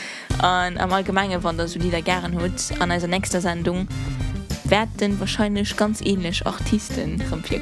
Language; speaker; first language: German; non-native, local second language; Luxembourgish